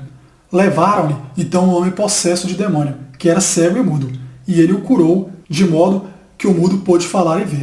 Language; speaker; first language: Portuguese; native; Portuguese